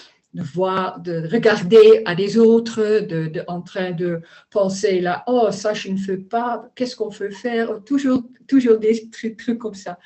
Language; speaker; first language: French; non-native, learner; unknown